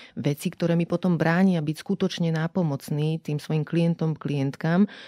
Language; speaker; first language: Slovak; native; Slovak